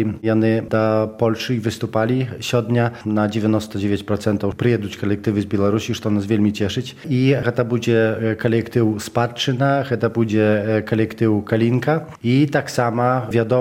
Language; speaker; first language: Polish; non-native, local second language; Belarusian